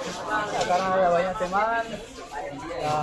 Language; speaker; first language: Indonesian; non-native, learner; Spanish